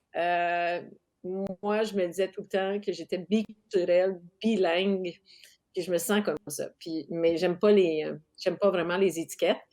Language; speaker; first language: French; non-native, local second language; English